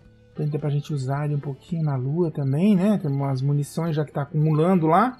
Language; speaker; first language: Portuguese; native; Portuguese